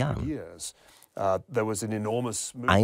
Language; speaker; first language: German; non-native, fluent; English